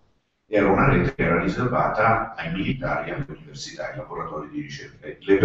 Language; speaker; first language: Italian; native; Italian